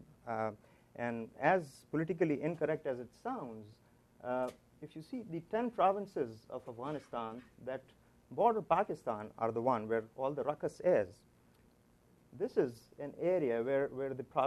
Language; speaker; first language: English; non-native, local second language; Pashto